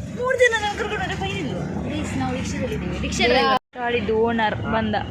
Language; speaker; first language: Kannada; non-native, local second language; Tulu